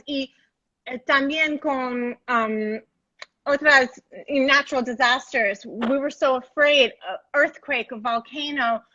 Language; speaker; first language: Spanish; non-native, learner; English